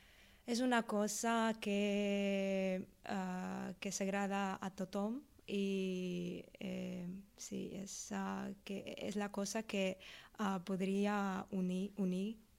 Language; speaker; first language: Catalan; non-native, learner; Russian